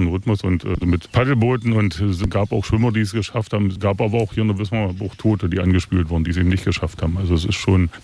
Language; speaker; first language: German; native; German